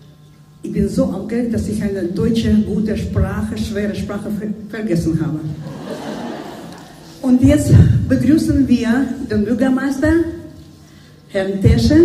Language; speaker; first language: German; non-native, learner; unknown